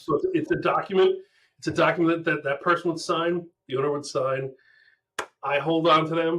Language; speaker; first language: English; native; English